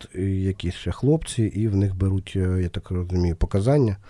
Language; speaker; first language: Ukrainian; non-native, local second language; Russian